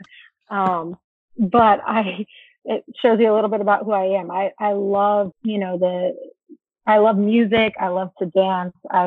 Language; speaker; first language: English; early bilingual, other home language; Spanish